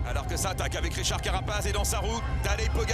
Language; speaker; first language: French; native; French